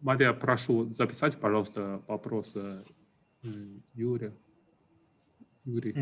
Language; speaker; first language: Russian; non-native, fluent; Chinese